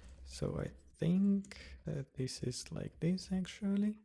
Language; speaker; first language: English; non-native, fluent; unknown